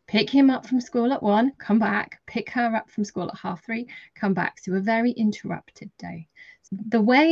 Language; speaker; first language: English; native; English